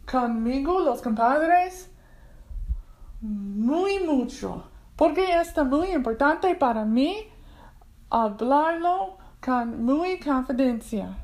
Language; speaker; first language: Spanish; non-native, learner; English